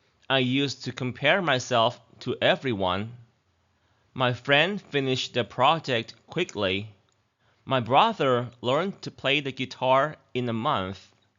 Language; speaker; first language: English; non-native, fluent; Thai